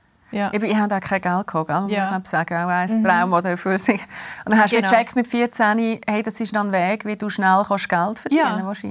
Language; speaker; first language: German; native; German